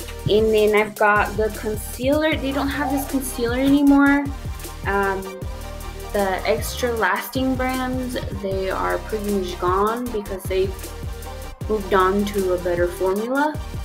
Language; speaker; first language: English; early bilingual, other home language; Spanish